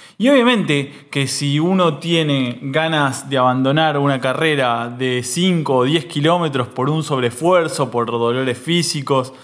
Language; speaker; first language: Spanish; native; Spanish